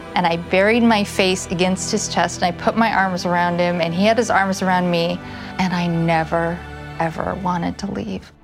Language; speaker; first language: English; native; English